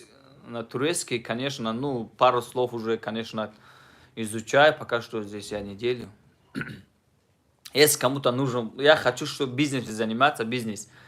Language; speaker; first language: Russian; non-native, fluent; Tajik